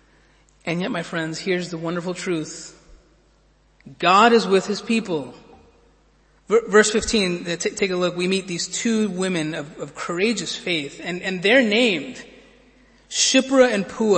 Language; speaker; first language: English; native; English